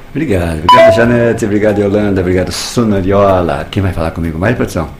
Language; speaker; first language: Portuguese; native; Portuguese